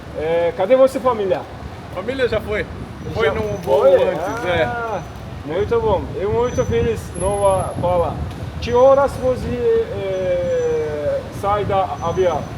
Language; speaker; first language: Portuguese; non-native, learner; Turkish